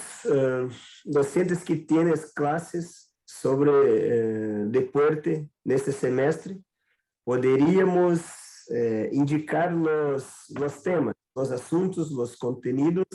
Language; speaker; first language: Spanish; non-native, learner; Portuguese